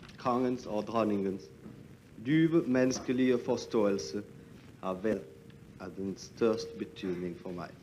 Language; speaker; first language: Danish; non-native, fluent; French